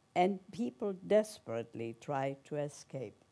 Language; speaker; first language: English; early bilingual, other home language; German